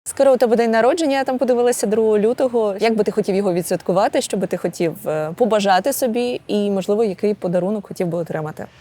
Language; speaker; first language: Ukrainian; native; Ukrainian